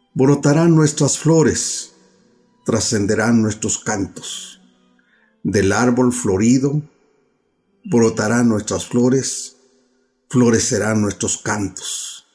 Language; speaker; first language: Spanish; non-native, local second language; Nahuatl languages